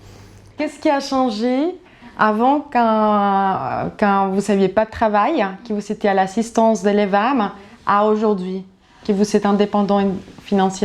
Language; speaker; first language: French; native; French